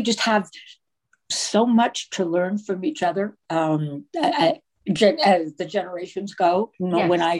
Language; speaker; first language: English; native; English